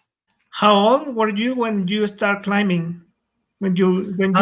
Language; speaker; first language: English; non-native, fluent; Spanish